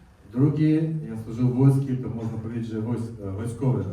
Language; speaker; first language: Polish; non-native, learner; Russian